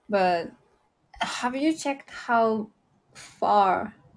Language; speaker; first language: English; non-native, fluent; Japanese